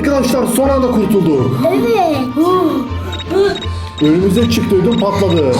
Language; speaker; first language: Turkish; native; Turkish